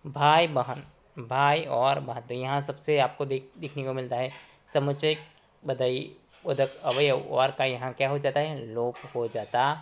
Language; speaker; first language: Hindi; non-native, local second language; Gujarati